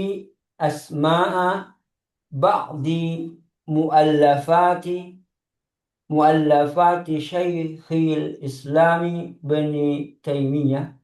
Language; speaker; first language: Arabic; non-native, learner; Indonesian